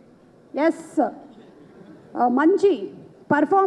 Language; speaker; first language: Telugu; native; Telugu